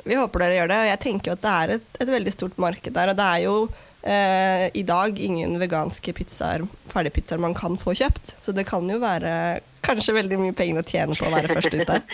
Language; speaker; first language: Norwegian; native; Norwegian